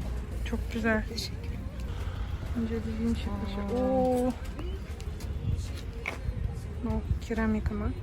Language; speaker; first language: Turkish; non-native, learner; Kazakh